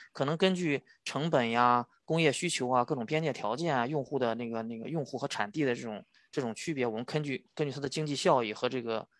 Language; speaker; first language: Chinese; native; Chinese